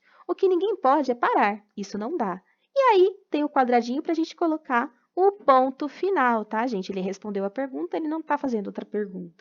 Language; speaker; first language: Portuguese; native; Portuguese